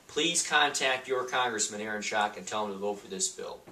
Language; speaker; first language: English; native; English